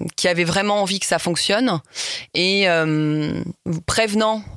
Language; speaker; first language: French; native; French